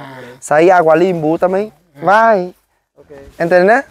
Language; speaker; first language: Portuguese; non-native, learner; Vietnamese